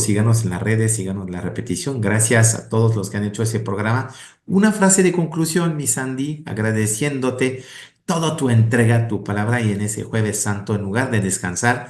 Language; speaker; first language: Spanish; native; Spanish